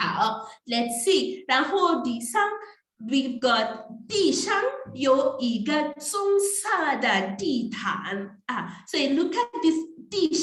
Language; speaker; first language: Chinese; non-native, fluent; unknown